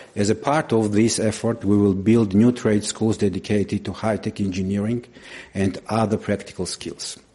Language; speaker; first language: English; non-native, fluent; Georgian